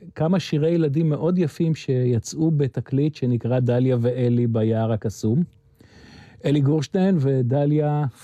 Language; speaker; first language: Hebrew; native; Hebrew